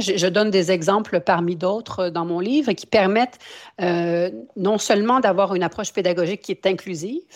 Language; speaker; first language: French; native; French